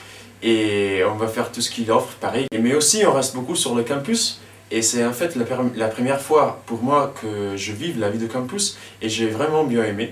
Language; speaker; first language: French; non-native, fluent; Italian